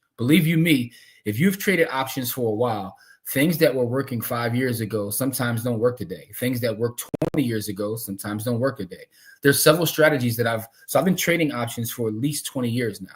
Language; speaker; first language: English; native; English